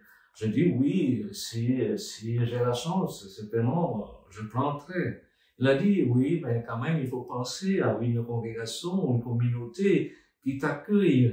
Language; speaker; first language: French; non-native, fluent; Vietnamese